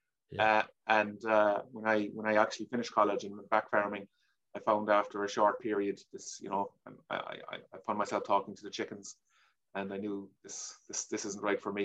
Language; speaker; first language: English; native; English